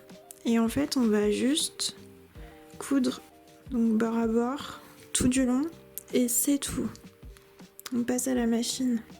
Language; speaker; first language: French; native; French